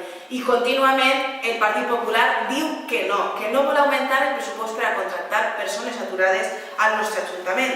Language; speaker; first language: Catalan; native; Catalan